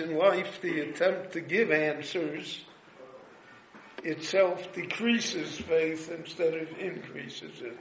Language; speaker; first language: English; native; English